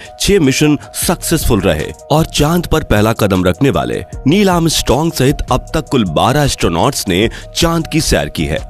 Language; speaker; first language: Hindi; native; Hindi